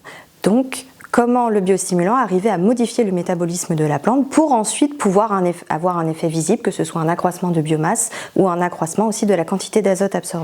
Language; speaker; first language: French; native; French